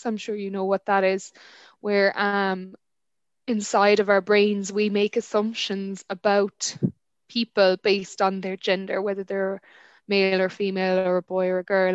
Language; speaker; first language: English; native; English